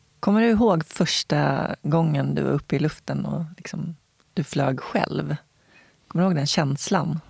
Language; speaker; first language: Swedish; native; Swedish